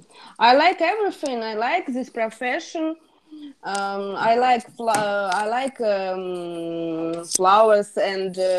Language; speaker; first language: English; non-native, learner; Russian